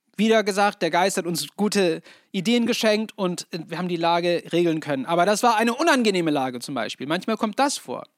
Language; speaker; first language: German; non-native, fluent; English